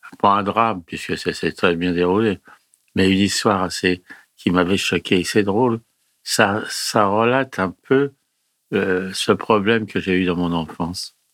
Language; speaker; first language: French; early bilingual, other home language; Italian